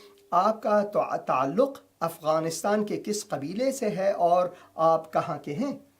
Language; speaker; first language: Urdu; non-native, fluent; Persian